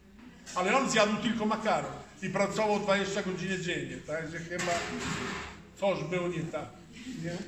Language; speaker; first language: Polish; non-native, fluent; Italian